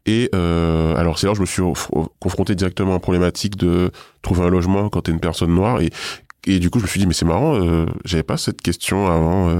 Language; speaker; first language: French; native; French